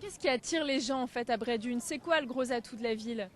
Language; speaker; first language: French; native; French